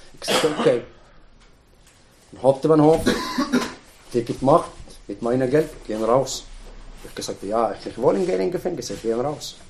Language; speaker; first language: German; non-native, learner; Arabic